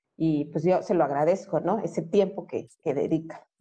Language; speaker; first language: Spanish; native; Spanish